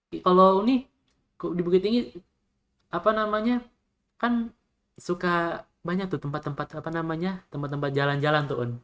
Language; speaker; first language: Indonesian; native; Indonesian